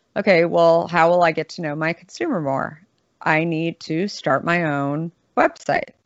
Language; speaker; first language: English; native; English